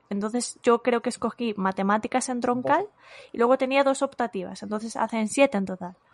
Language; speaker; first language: Spanish; non-native, local second language; Galician